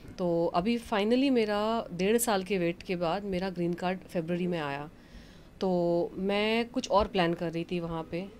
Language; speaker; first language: Hindi; non-native, local second language; Bangla